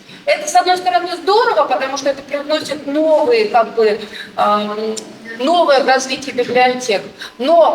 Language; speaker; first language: Russian; native; Russian